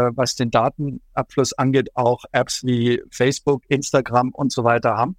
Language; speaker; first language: German; native; German